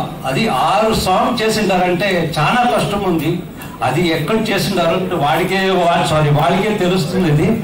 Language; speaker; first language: Telugu; non-native, learner; Kannada